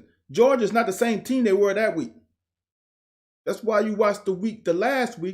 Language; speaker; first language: English; native; English